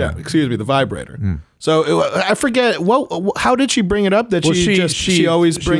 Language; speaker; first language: English; native; English